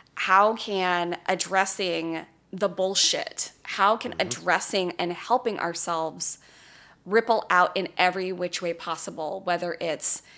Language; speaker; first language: English; native; English